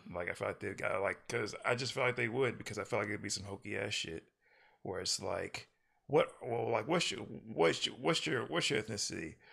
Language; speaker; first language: English; early bilingual, other home language; Yoruba